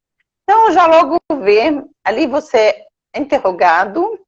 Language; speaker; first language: Portuguese; non-native, fluent; Arabic